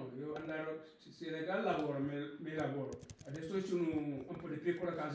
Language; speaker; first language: Italian; non-native, learner; Punjabi